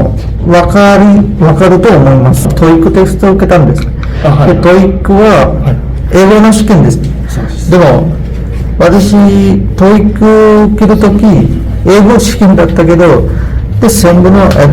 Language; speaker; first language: Japanese; non-native, learner; Sinhala